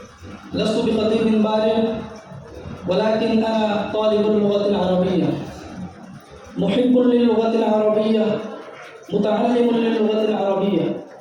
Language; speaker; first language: Arabic; non-native, fluent; Urdu